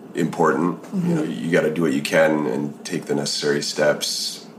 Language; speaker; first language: English; native; English